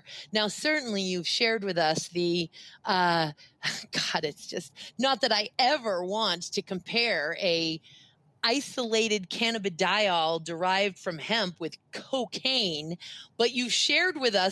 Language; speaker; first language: English; native; English